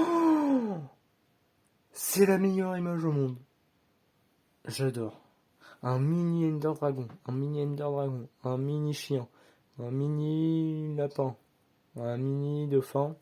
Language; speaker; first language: French; native; French